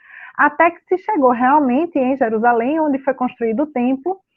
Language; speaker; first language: Portuguese; native; Portuguese